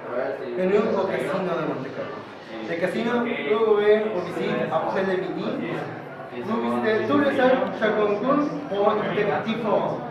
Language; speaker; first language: French; non-native, learner; Spanish